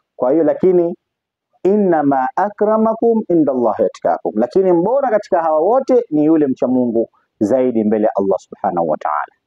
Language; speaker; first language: Swahili; native; Swahili